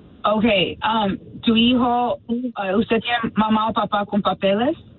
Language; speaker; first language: Spanish; early bilingual, other home language; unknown